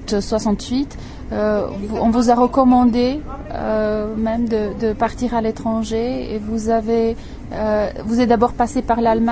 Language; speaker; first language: French; non-native, fluent; Czech